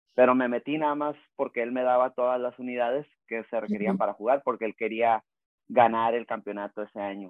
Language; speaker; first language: Spanish; native; Spanish